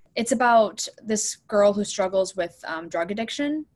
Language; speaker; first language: English; native; English